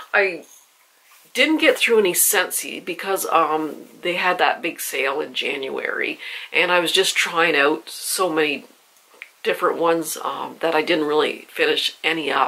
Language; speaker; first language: English; native; English